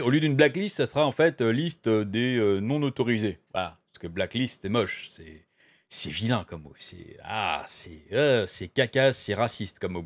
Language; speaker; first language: French; native; French